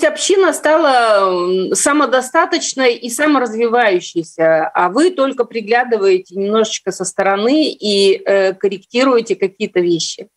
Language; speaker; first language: Russian; native; Russian